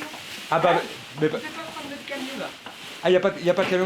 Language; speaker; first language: French; native; French